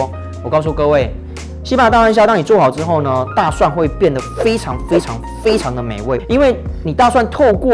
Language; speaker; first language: Chinese; native; Chinese